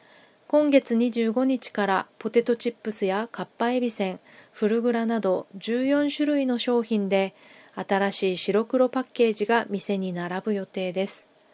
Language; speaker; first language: Japanese; non-native, fluent; Korean